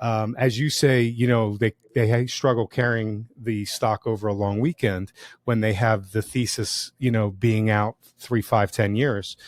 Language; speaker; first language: English; native; English